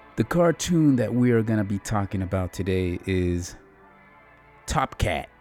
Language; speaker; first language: English; early bilingual, other home language; Spanish